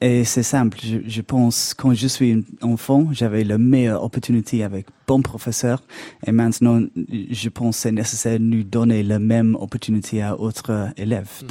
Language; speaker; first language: French; non-native, learner; English